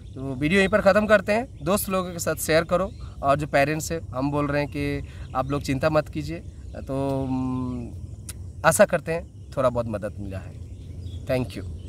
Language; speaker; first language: Hindi; non-native, local second language; Bangla